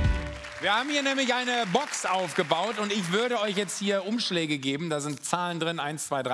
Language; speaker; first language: German; native; German